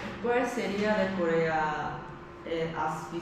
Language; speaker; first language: Spanish; non-native, learner; Korean